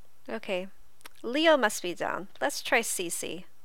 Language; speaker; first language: English; native; English